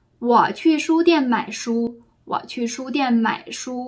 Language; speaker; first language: Chinese; non-native, fluent; Korean